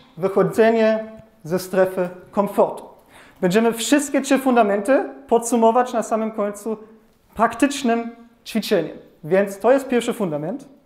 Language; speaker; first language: Polish; non-native, fluent; German